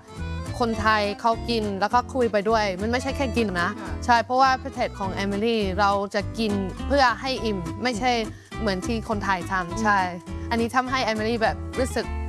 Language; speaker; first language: Thai; non-native, fluent; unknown